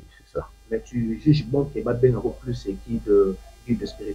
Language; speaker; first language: French; non-native, local second language; Lingala